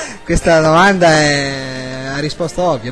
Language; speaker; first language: Italian; native; Italian